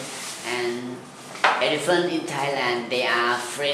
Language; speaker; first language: English; non-native, learner; Thai